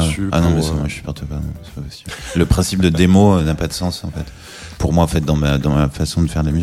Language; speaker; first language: French; native; French